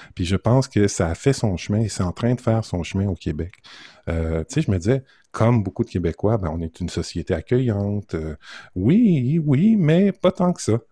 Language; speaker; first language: French; native; French